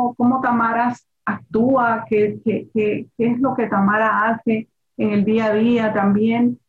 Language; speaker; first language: Spanish; native; Spanish